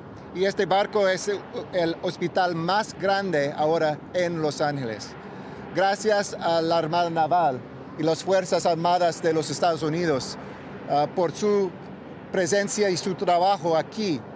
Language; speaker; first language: Spanish; non-native, local second language; English